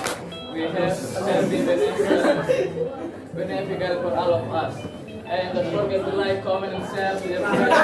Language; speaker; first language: English; non-native, learner; Indonesian